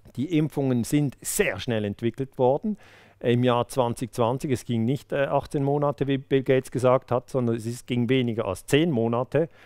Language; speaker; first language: German; native; German